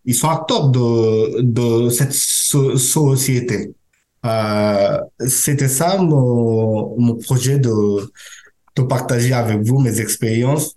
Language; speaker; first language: French; non-native, learner; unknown